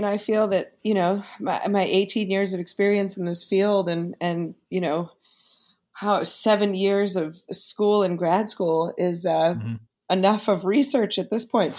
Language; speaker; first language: English; native; English